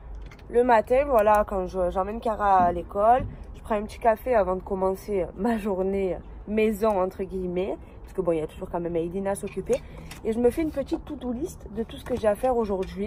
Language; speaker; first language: French; native; French